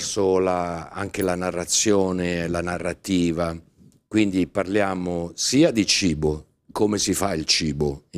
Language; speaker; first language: Italian; native; Italian